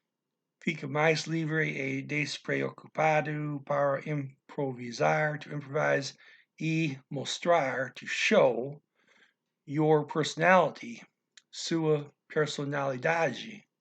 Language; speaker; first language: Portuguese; non-native, learner; English